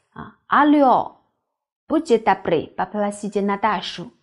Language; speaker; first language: Russian; non-native, fluent; Chinese